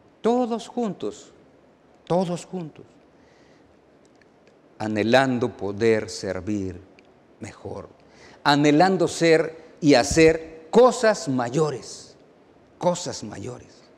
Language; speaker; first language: Spanish; native; Spanish